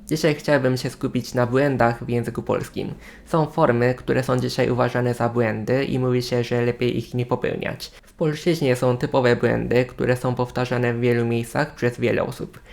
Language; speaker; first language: Polish; non-native, fluent; Japanese